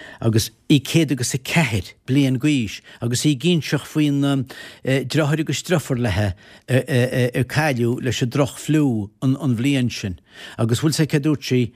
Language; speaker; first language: Irish; native; Irish